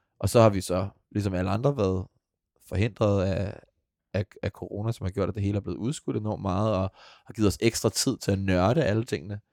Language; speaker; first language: Danish; native; Danish